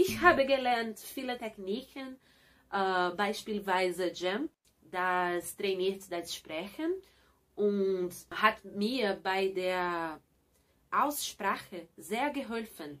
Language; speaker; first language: German; non-native, learner; Portuguese